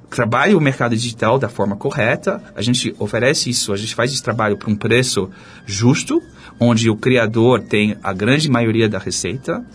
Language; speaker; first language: Portuguese; non-native, fluent; English